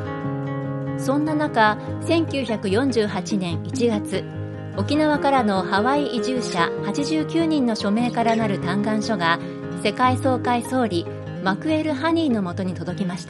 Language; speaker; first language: Japanese; native; Japanese